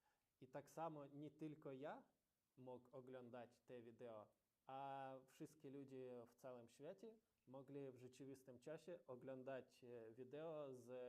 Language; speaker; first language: Polish; non-native, learner; Ukrainian